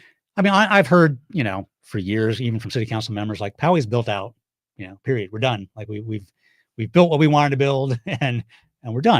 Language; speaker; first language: English; native; English